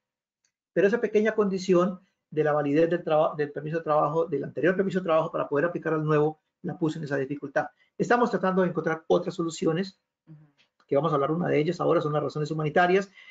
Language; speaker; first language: Spanish; native; Spanish